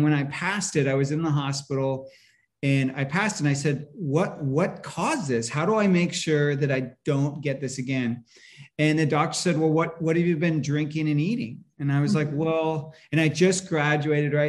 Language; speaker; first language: English; native; English